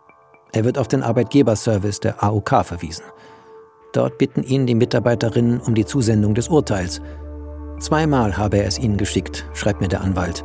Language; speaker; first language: German; native; German